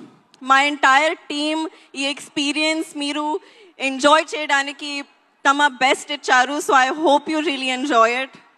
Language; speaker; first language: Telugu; non-native, learner; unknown